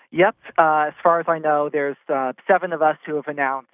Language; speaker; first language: English; native; English